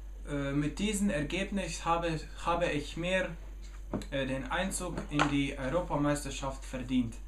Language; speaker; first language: German; non-native, fluent; Slovenian